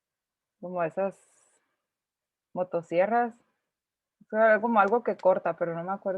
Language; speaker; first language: Spanish; native; Spanish